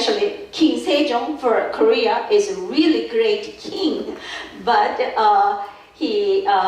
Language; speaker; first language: English; non-native, fluent; Korean